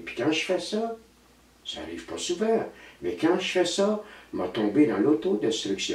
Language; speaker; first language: French; native; French